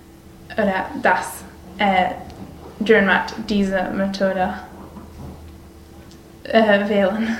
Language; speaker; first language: German; non-native, learner; English